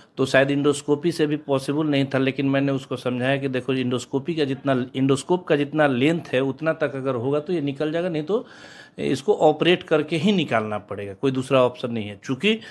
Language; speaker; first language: Hindi; native; Hindi